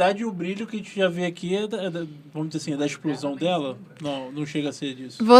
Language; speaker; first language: Portuguese; native; Portuguese